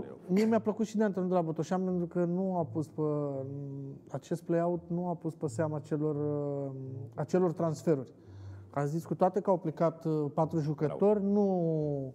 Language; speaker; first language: Romanian; native; Romanian